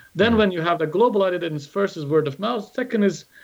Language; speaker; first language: English; non-native, fluent; Azerbaijani